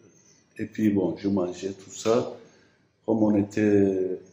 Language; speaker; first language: French; non-native, fluent; Turkish